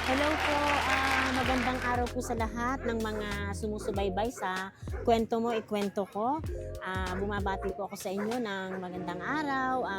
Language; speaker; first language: Filipino; native; Filipino